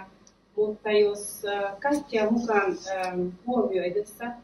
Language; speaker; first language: Finnish; non-native, fluent; Persian